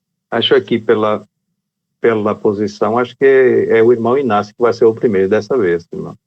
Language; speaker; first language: Portuguese; native; Portuguese